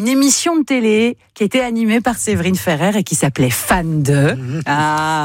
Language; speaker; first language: French; native; French